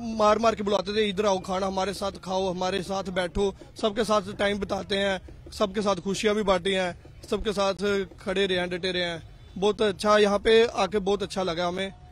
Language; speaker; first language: Hindi; non-native, local second language; Punjabi